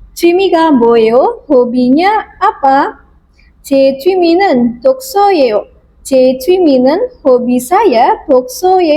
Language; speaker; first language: Korean; non-native, fluent; Indonesian